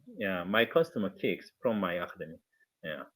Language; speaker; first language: English; non-native, learner; Korean